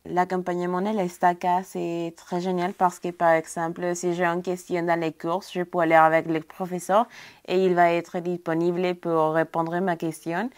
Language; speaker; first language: French; non-native, fluent; Spanish